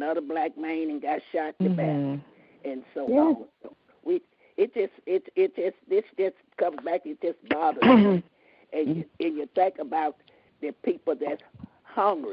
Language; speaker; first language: English; native; English